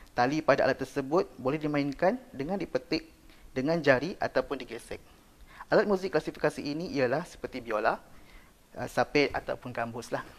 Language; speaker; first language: Malay; native; Malay